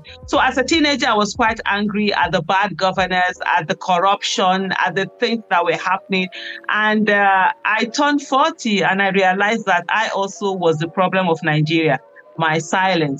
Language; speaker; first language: English; non-native, local second language; Hausa